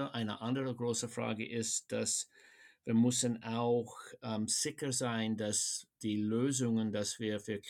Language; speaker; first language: German; non-native, fluent; English